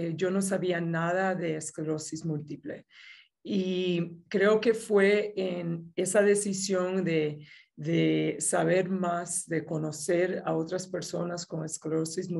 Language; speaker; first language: Spanish; native; Spanish